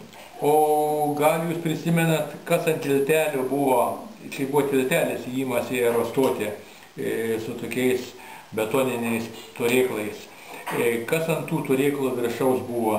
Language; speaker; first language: Lithuanian; native; Lithuanian